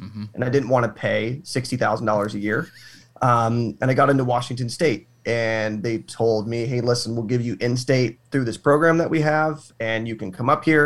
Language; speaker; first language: English; native; English